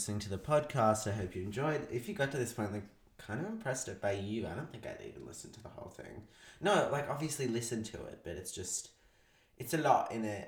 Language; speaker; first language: English; native; English